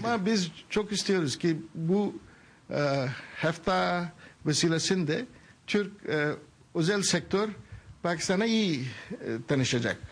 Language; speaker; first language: Turkish; non-native, learner; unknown